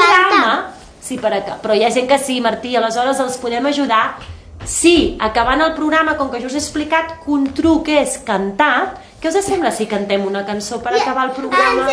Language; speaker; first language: Catalan; native; Catalan